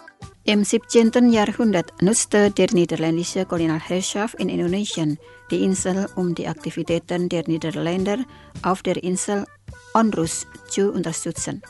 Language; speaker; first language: German; non-native, fluent; Indonesian